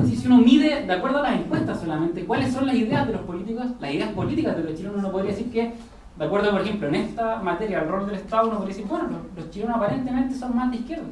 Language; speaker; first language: Spanish; native; Spanish